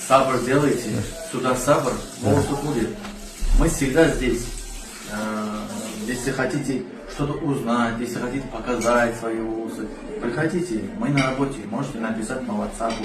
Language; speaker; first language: Russian; non-native, learner; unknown